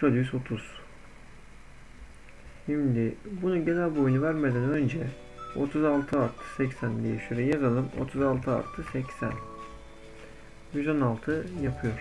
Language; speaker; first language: Turkish; native; Turkish